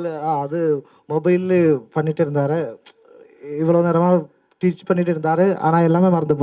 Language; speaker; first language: Tamil; non-native, fluent; Malayalam